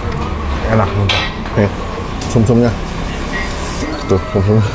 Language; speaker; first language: Indonesian; native; Indonesian